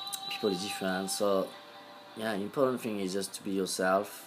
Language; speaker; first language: English; non-native, fluent; French